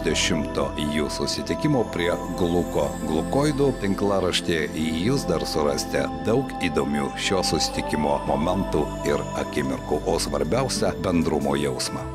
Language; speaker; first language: Lithuanian; native; Lithuanian